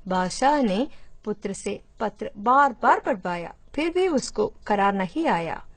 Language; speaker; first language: Hindi; non-native, local second language; Malayalam